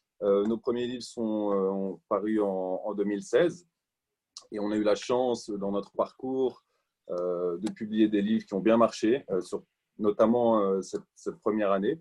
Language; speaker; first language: French; native; French